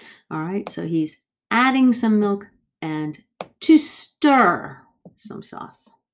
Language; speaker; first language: English; native; English